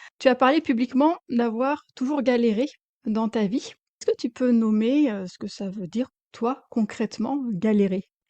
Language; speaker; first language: French; native; French